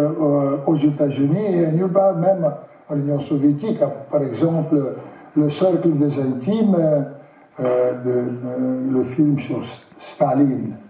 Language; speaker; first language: French; non-native, learner; Russian